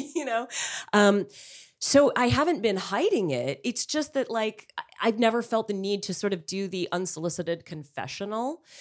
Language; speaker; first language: English; native; English